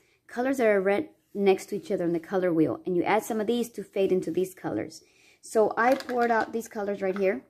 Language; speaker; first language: English; native; English